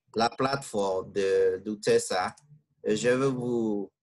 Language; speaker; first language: French; non-native, learner; Spanish